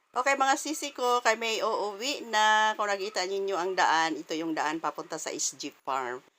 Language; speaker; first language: Filipino; non-native, local second language; Cebuano